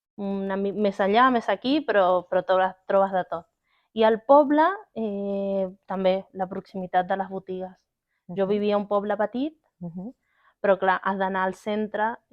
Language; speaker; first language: Catalan; non-native, learner; Spanish